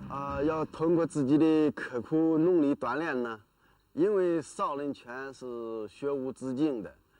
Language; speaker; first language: Chinese; native; Chinese